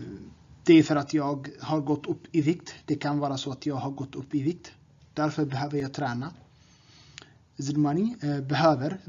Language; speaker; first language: Swedish; non-native, fluent; Tigrinya